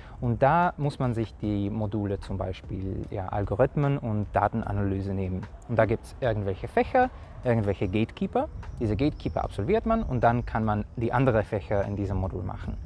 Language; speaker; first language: German; non-native, fluent; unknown